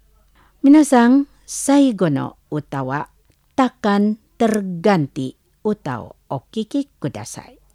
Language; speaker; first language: Japanese; non-native, learner; Indonesian